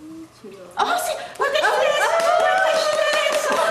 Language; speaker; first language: Japanese; non-native, learner; French